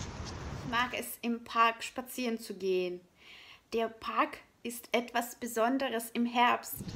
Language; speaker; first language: German; non-native, fluent; Russian